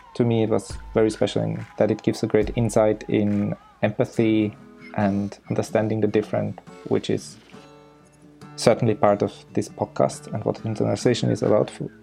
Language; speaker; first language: English; non-native, fluent; German